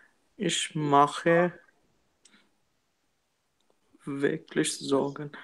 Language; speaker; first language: German; non-native, learner; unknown